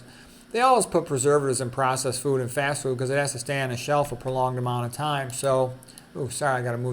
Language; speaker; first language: English; native; English